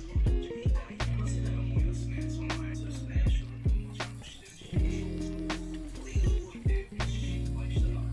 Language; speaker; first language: Japanese; native; Japanese